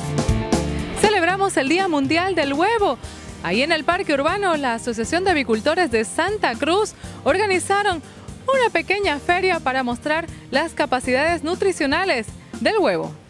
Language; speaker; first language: Spanish; native; Spanish